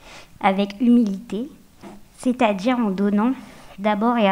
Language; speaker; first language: French; native; French